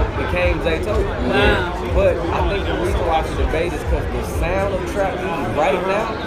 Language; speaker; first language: English; native; English